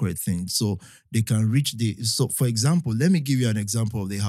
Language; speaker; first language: English; non-native, local second language; Yoruba